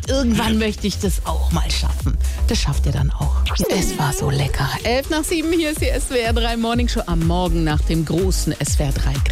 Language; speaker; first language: German; native; German